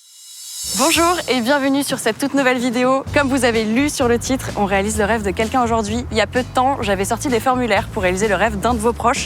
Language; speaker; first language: French; native; French